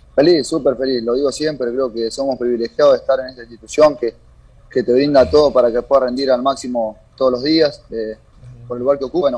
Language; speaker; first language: Spanish; native; Spanish